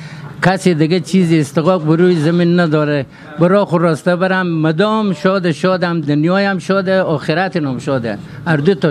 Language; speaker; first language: Persian; native; Persian